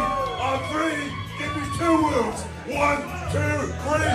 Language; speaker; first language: English; native; English